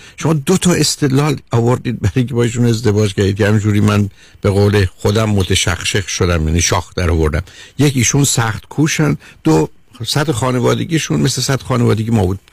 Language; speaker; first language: Persian; native; Persian